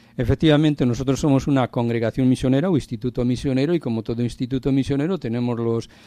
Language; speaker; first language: Spanish; native; Spanish